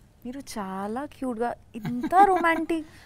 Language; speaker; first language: Telugu; non-native, learner; Bangla